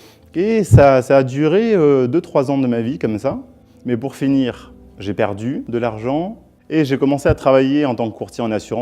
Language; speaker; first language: French; native; French